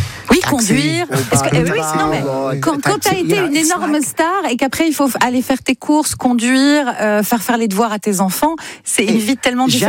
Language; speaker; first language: French; native; French